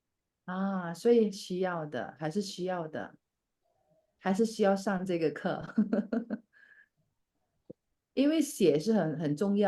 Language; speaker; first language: Chinese; non-native, fluent; Indonesian